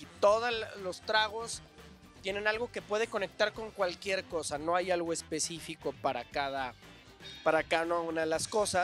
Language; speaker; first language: Spanish; native; Spanish